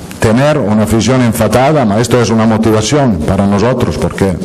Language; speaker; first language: Spanish; non-native, fluent; Italian